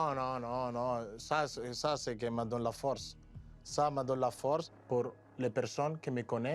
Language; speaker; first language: French; non-native, learner; Spanish